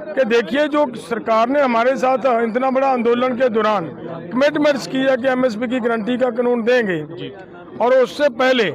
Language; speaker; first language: Hindi; non-native, local second language; Punjabi